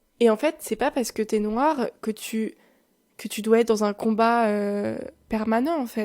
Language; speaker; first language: French; native; French